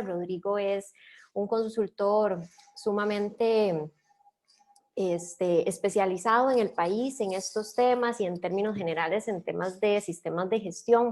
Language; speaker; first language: Spanish; native; Spanish